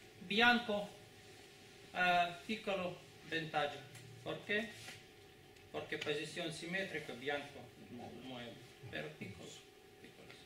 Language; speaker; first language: Italian; non-native, learner; Spanish